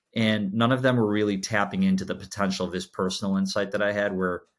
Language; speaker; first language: English; native; English